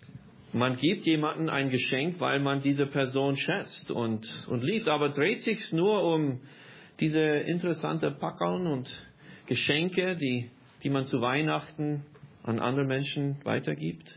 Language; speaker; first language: German; non-native, fluent; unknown